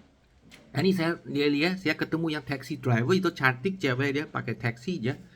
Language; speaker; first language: Indonesian; non-native, learner; Chinese